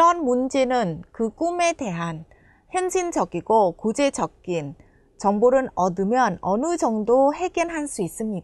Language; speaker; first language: Korean; non-native, fluent; Vietnamese